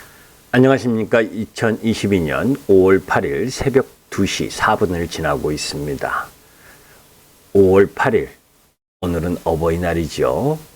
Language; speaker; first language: Korean; native; Korean